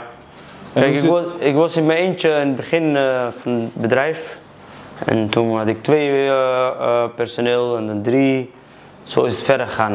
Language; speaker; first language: Dutch; early bilingual, other home language; Somali